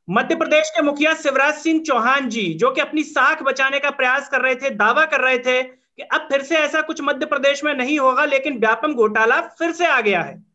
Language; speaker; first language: Hindi; native; Hindi